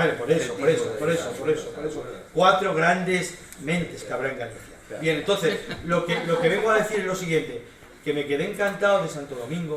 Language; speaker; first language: Spanish; native; Spanish